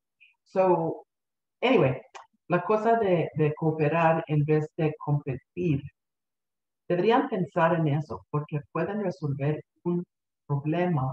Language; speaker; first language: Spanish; early bilingual, heritage; Spanish